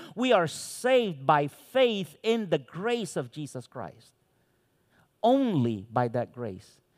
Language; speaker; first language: English; non-native, fluent; Arabic